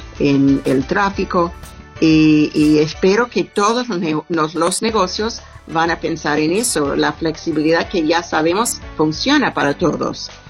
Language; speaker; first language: Spanish; non-native, learner; English